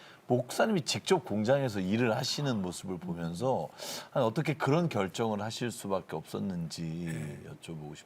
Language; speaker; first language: Korean; native; Korean